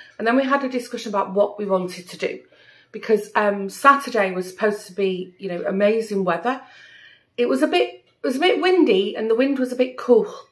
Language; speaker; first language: English; native; English